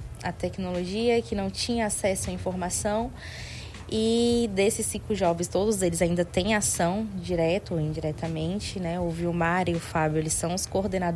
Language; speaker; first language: Portuguese; native; Portuguese